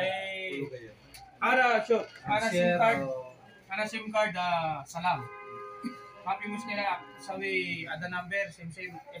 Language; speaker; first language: Arabic; non-native, learner; Filipino